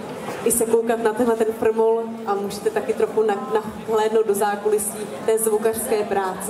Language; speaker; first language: Czech; native; Czech